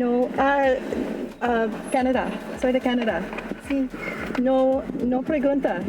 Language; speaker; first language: Spanish; non-native, learner; English